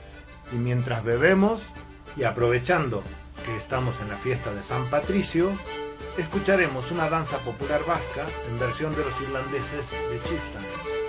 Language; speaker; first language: Spanish; native; Spanish